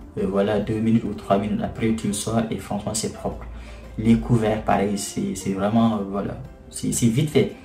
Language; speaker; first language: French; non-native, local second language; Wolof